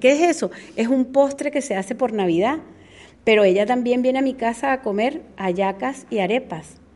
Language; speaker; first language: Spanish; native; Spanish